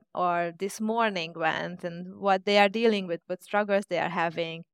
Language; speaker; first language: English; non-native, fluent; Hungarian